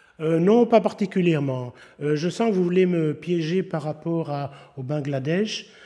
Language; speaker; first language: French; native; French